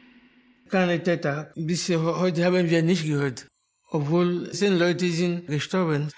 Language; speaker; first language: German; non-native, learner; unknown